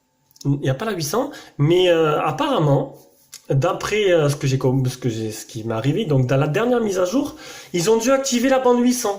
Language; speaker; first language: French; native; French